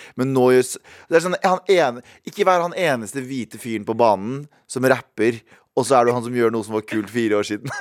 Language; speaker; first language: Norwegian; early bilingual, other home language; Kurdish